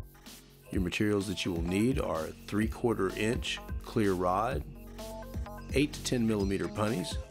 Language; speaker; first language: English; native; English